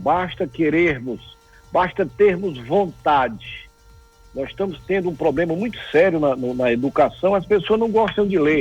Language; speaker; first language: Portuguese; native; Portuguese